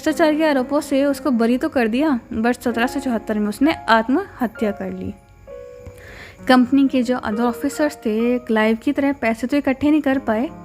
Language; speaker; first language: Hindi; native; Hindi